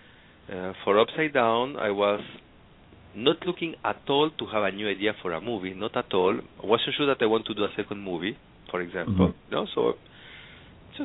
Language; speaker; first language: English; non-native, fluent; Spanish